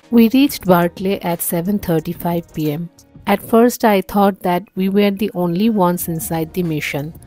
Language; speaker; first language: English; non-native, local second language; Bangla